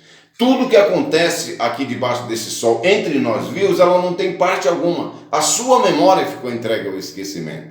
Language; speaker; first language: Portuguese; native; Portuguese